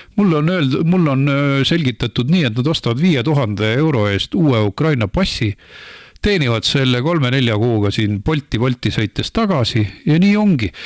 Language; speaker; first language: Estonian; native; Estonian